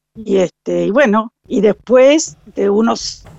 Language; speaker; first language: Spanish; native; Spanish